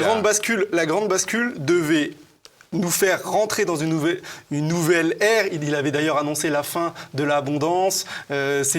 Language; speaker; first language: French; native; French